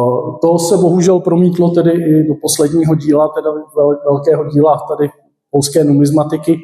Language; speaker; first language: Czech; native; Czech